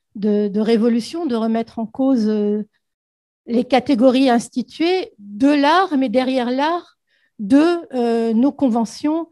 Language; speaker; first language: French; native; French